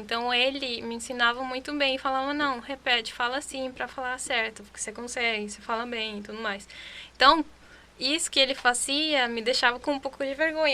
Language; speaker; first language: Portuguese; non-native, fluent; Spanish